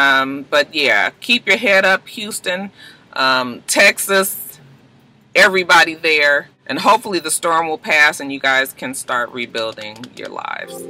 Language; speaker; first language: English; native; English